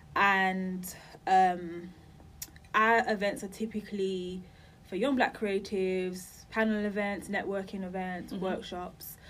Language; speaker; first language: English; native; English